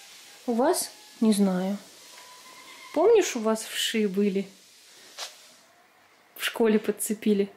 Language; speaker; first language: Russian; native; Russian